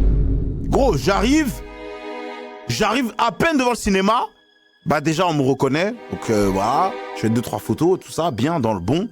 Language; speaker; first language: French; native; French